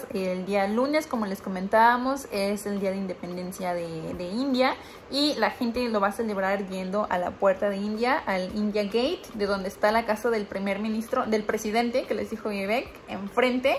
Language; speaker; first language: Spanish; native; Spanish